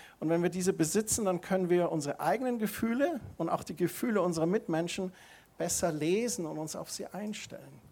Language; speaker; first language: German; native; German